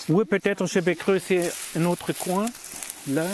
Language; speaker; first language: French; non-native, learner; German